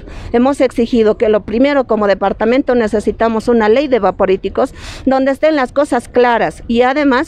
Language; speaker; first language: Spanish; native; Spanish